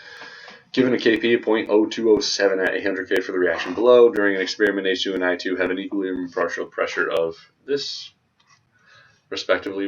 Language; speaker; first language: English; native; English